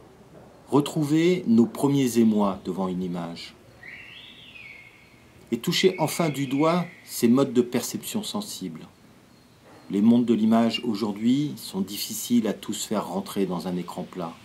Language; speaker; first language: French; native; French